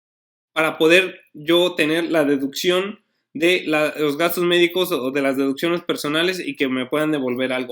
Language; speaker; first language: Spanish; native; Spanish